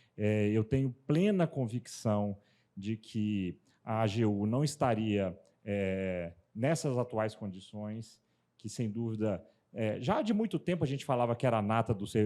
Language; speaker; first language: Portuguese; native; Portuguese